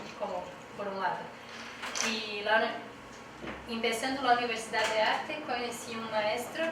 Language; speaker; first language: Spanish; non-native, learner; Portuguese